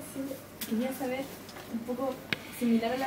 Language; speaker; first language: Spanish; native; Spanish